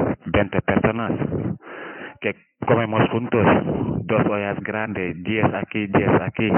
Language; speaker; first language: Spanish; non-native, fluent; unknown